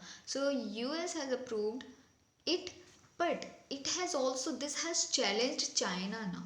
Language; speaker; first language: Hindi; native; Hindi